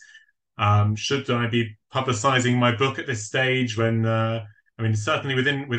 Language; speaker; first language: English; native; English